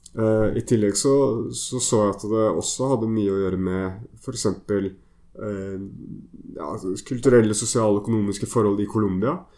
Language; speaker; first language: Norwegian; native; Norwegian